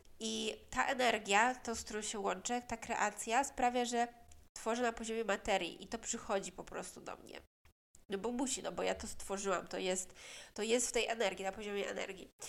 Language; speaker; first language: Polish; native; Polish